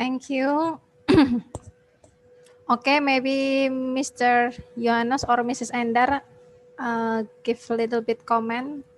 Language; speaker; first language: English; non-native, learner; Indonesian